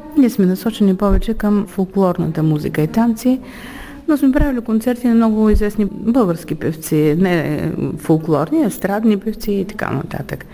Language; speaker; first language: Bulgarian; native; Bulgarian